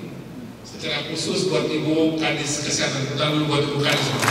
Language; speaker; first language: Indonesian; native; Indonesian